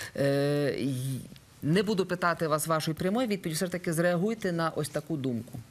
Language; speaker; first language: Ukrainian; native; Ukrainian